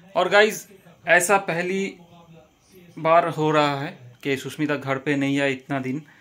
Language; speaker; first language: Hindi; non-native, local second language; Bangla